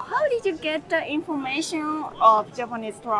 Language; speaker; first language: English; non-native, learner; Japanese